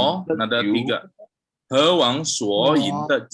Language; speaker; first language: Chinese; early bilingual, heritage; Chinese